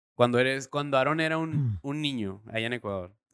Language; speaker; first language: Spanish; native; Spanish